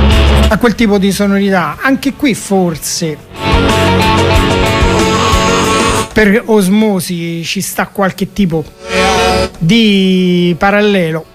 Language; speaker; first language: Italian; native; Italian